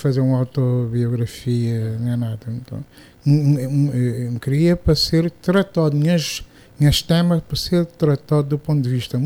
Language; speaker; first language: Portuguese; non-native, local second language; Kabuverdianu